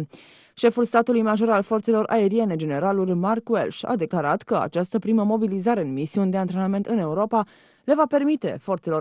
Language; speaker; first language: Romanian; native; Romanian